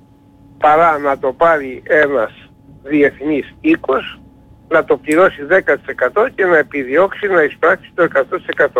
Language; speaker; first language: Greek; native; Greek